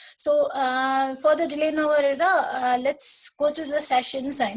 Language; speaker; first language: English; non-native, local second language; Nepali